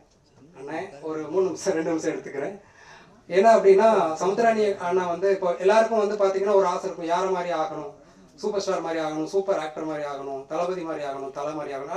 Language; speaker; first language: Tamil; native; Tamil